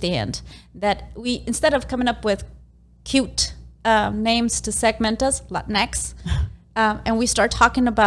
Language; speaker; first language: English; non-native, fluent; Spanish